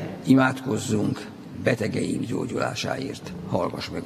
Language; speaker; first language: Hungarian; native; Hungarian